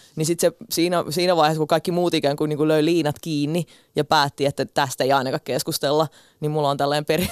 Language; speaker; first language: Finnish; early bilingual, other home language; Russian